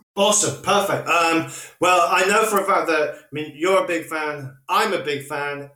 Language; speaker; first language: English; native; English